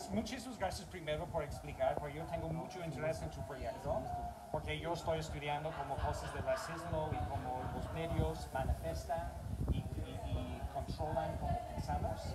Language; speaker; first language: Spanish; non-native, learner; English